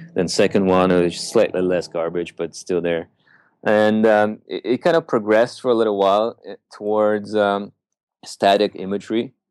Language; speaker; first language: English; early bilingual, other home language; Russian